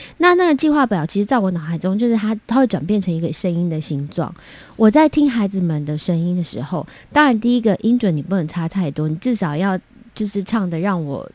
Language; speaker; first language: Chinese; non-native, local second language; Min Nan Chinese